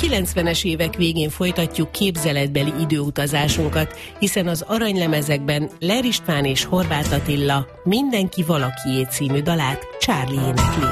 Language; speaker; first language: Hungarian; native; Hungarian